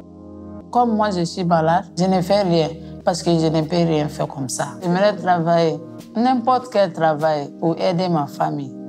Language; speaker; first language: French; non-native, local second language; Mandingo